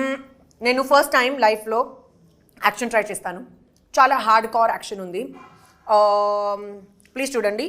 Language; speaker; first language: Telugu; non-native, learner; Hindi